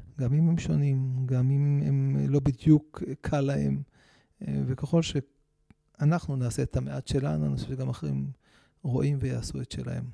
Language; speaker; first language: Hebrew; native; Hebrew